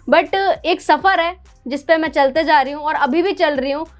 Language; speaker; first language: Hindi; native; Hindi